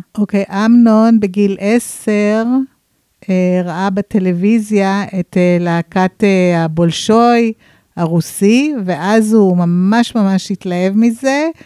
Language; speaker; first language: Hebrew; non-native, fluent; English